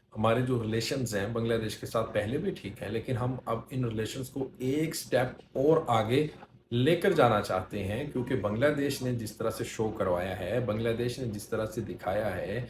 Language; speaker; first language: Urdu; native; Urdu